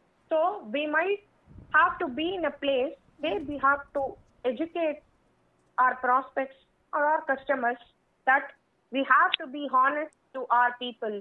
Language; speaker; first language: English; non-native, local second language; Tamil